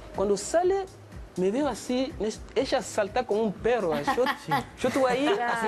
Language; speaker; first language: Spanish; non-native, learner; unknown